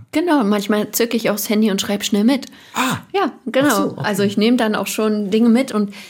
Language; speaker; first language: German; native; German